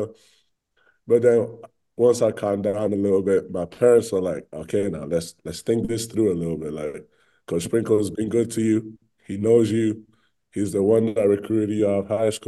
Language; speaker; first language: English; native; English